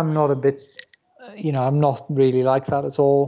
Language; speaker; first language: English; non-native, local second language; Welsh